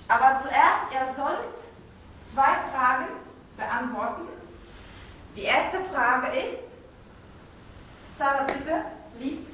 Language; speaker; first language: German; non-native, fluent; Arabic